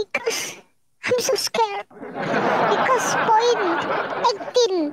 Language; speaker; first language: English; non-native, learner; Indonesian